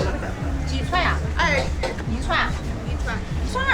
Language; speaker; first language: Chinese; native; Chinese